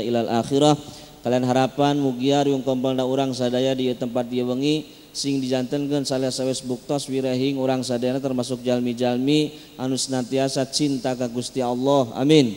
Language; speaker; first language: Indonesian; non-native, local second language; Sundanese